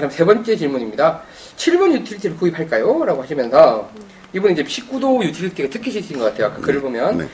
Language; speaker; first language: Korean; native; Korean